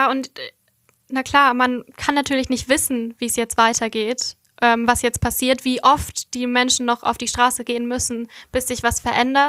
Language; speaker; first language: German; native; German